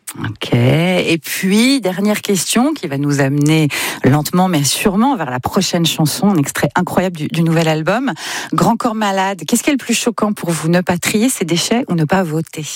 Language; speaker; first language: French; native; French